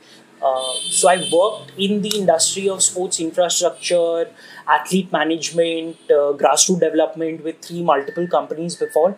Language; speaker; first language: English; non-native, local second language; Hindi